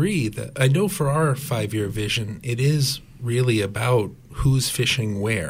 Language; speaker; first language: English; native; English